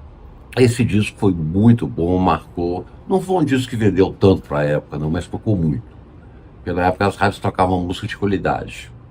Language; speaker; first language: Portuguese; native; Portuguese